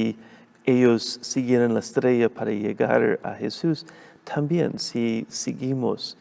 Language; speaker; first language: Spanish; non-native, fluent; English